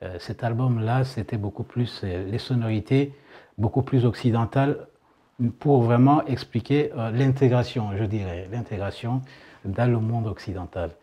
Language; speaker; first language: French; non-native, local second language; Kinyarwanda